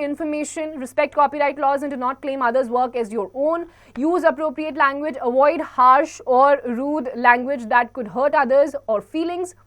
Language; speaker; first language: English; non-native, local second language; Hindi